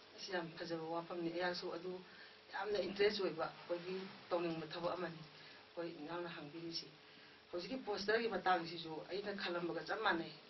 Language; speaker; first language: Manipuri; native; Manipuri